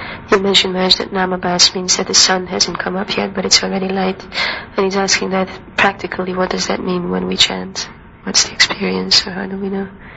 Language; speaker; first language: English; non-native, fluent; Hungarian